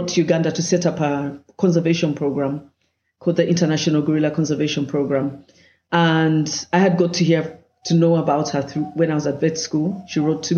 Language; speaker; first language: English; non-native, local second language; Ganda